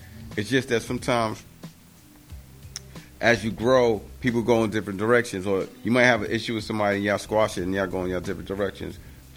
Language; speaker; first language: English; native; English